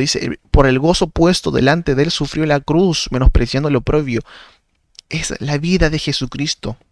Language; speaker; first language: Spanish; native; Spanish